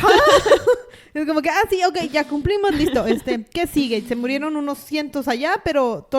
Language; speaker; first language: Spanish; native; Spanish